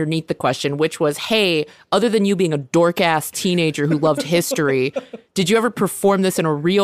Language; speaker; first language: English; native; English